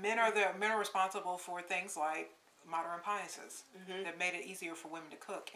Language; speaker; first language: English; native; English